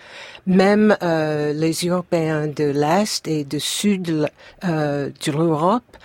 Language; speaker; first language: French; non-native, fluent; English